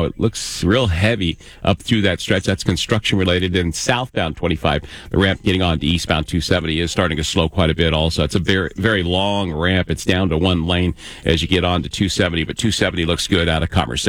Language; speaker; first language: English; native; English